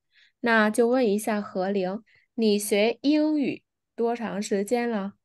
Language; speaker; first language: Chinese; non-native, fluent; Vietnamese